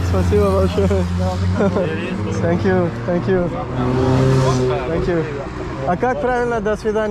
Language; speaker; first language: Russian; non-native, learner; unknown